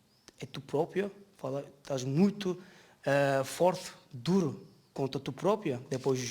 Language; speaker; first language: Portuguese; non-native, learner; Turkish